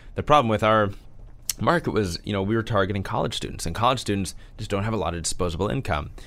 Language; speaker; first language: English; native; English